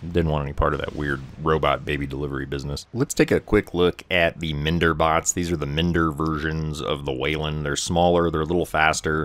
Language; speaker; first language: English; native; English